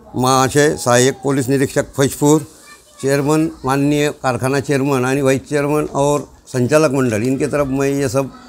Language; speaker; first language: Hindi; non-native, local second language; Urdu